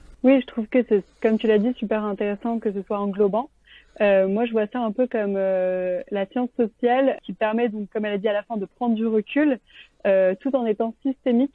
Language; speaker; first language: French; native; French